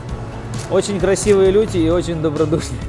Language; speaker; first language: Russian; native; Russian